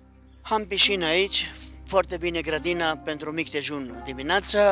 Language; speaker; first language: Romanian; non-native, learner; Greek